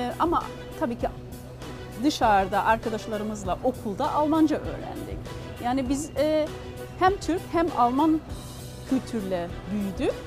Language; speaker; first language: Turkish; early bilingual, heritage; Turkish